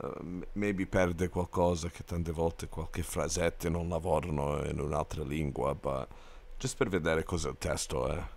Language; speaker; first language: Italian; non-native, learner; English